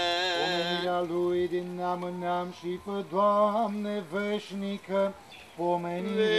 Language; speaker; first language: Romanian; native; Romanian